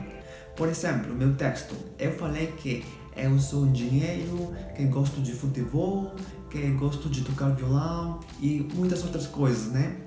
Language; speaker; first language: Portuguese; non-native, fluent; Spanish